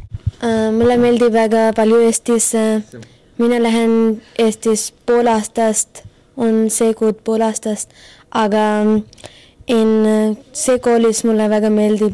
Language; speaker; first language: Estonian; non-native, learner; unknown